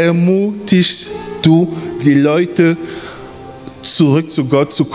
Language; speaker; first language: German; non-native, fluent; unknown